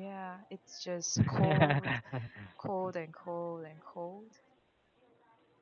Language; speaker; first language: English; non-native, learner; Korean